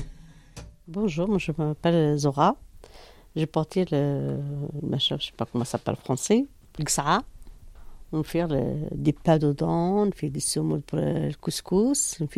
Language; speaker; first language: French; non-native, learner; Arabic